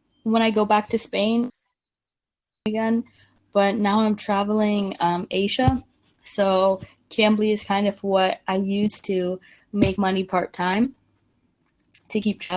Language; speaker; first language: English; non-native, fluent; Spanish